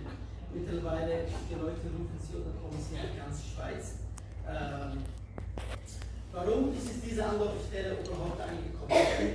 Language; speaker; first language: German; non-native, fluent; Somali